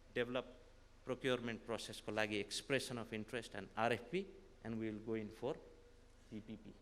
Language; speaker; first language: English; non-native, local second language; Nepali